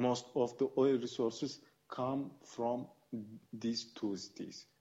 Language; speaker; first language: English; non-native, fluent; Kurdish